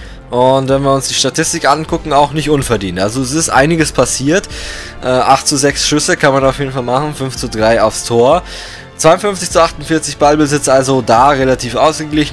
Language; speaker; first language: German; native; German